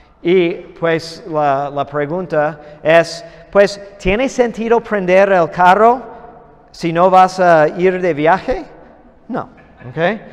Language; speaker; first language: Spanish; non-native, fluent; English